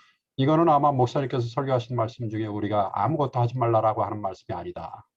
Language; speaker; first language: Korean; native; Korean